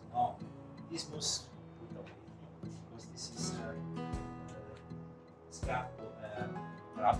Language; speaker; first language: English; non-native, learner; Italian